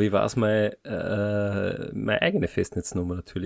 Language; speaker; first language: German; native; German